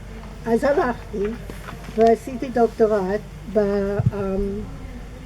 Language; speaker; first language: Hebrew; non-native, fluent; English